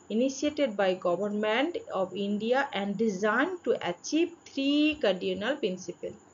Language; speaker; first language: English; non-native, local second language; Bangla